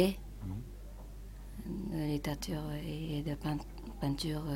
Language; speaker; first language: French; non-native, fluent; Japanese